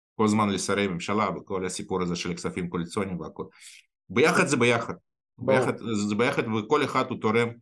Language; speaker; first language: Hebrew; non-native, fluent; Russian